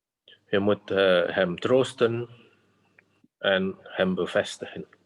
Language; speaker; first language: Dutch; non-native, fluent; Indonesian